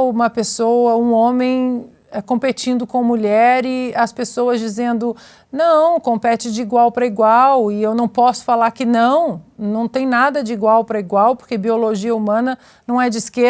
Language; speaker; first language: Portuguese; native; Portuguese